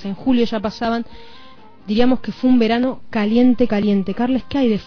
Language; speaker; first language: Spanish; native; Spanish